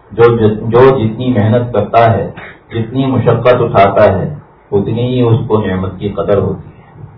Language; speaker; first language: Urdu; native; Urdu